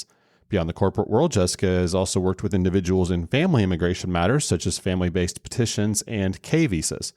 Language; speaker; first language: English; native; English